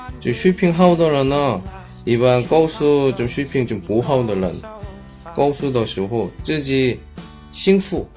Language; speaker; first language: Chinese; non-native, learner; Korean